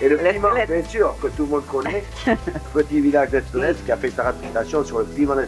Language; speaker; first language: French; native; French